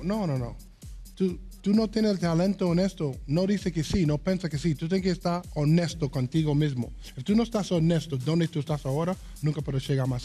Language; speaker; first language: Spanish; non-native, learner; English